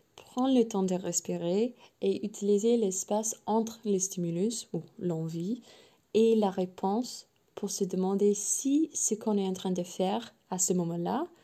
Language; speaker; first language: French; non-native, fluent; English